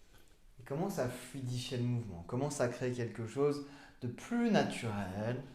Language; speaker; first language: French; native; French